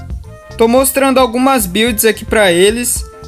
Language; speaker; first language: Portuguese; native; Portuguese